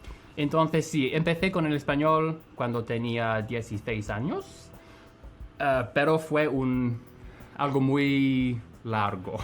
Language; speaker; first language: Spanish; non-native, fluent; English